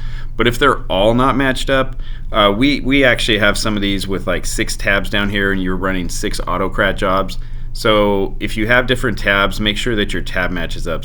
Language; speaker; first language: English; native; English